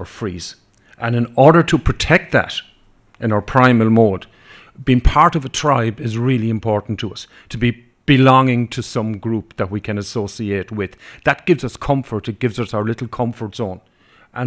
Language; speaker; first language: English; non-native, local second language; Irish